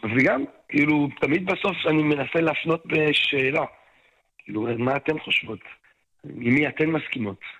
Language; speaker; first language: Hebrew; non-native, fluent; French